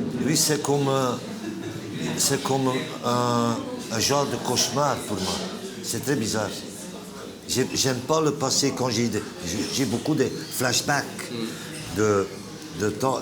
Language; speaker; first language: French; non-native, local second language; Dutch